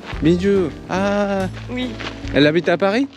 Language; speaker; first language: French; non-native, learner; Korean